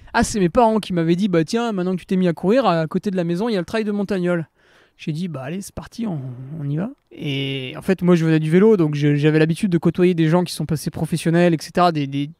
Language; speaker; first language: French; native; French